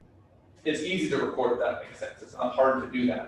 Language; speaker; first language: English; native; English